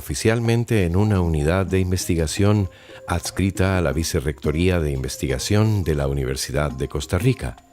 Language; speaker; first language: Spanish; native; Spanish